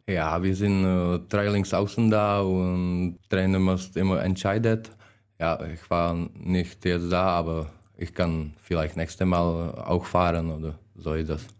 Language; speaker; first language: German; non-native, learner; Czech